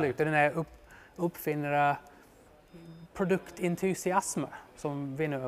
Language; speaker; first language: Swedish; non-native, fluent; English